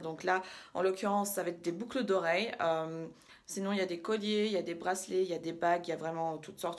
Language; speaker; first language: French; early bilingual, other home language; Russian